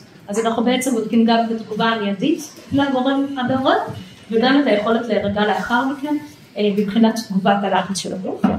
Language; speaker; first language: Hebrew; native; Hebrew